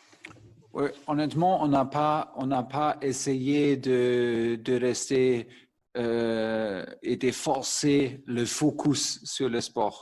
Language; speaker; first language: French; non-native, fluent; German